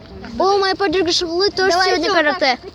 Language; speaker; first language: Russian; native; Russian